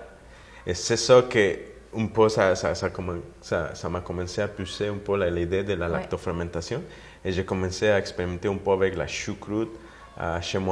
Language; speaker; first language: French; non-native, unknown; Spanish